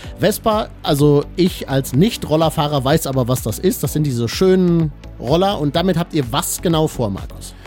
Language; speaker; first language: German; native; German